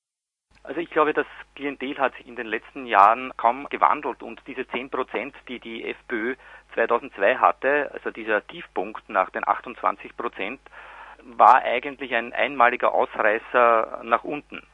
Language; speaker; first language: German; native; German